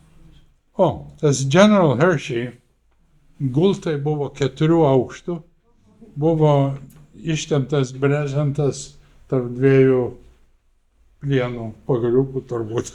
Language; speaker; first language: Lithuanian; native; Lithuanian